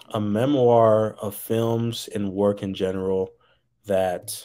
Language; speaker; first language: English; native; English